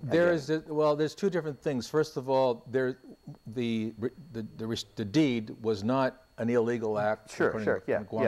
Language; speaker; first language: English; native; English